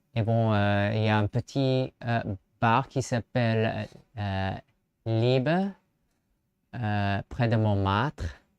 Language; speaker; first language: French; non-native, learner; English